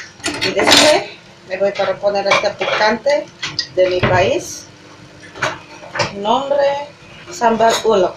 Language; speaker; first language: Spanish; non-native, learner; Indonesian